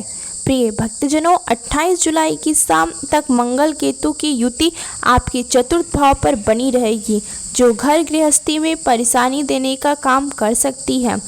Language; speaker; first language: Hindi; native; Hindi